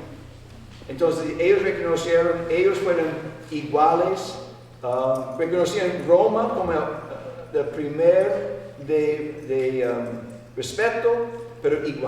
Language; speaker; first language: Spanish; non-native, fluent; English